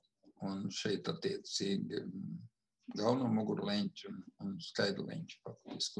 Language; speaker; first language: Latvian; native; Latvian